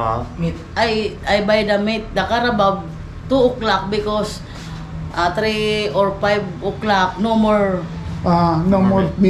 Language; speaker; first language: English; non-native, learner; Filipino